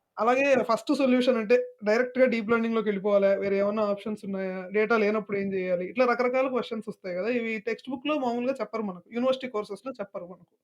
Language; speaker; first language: Telugu; native; Telugu